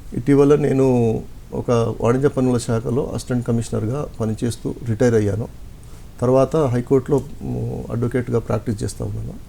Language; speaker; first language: Telugu; non-native, local second language; Lambadi